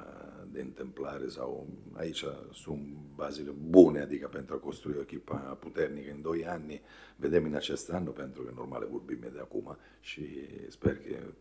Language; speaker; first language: Romanian; non-native, fluent; Italian